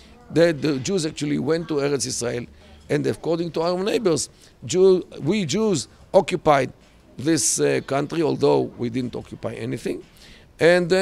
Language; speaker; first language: English; non-native, fluent; Hebrew